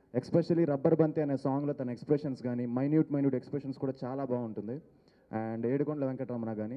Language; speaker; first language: Telugu; native; Telugu